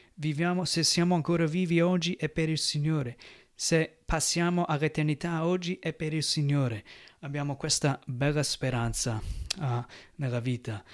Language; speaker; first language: Italian; non-native, fluent; English